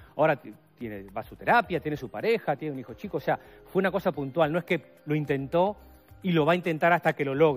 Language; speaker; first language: Spanish; native; Spanish